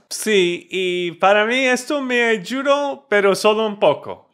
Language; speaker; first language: Spanish; non-native, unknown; English